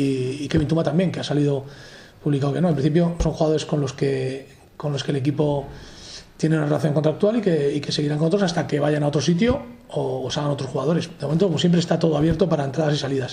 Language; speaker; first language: Spanish; native; Spanish